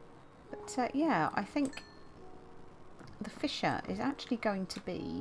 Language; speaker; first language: English; native; English